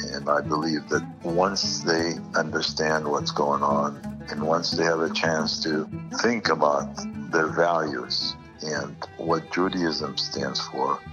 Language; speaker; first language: English; non-native, fluent; Arabic